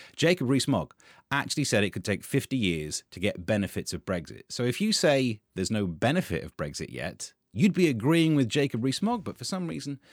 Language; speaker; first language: English; native; English